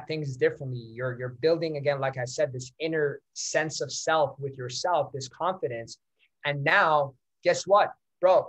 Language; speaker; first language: English; non-native, fluent; Persian